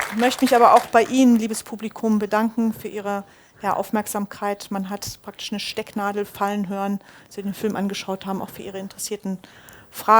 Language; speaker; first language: German; native; German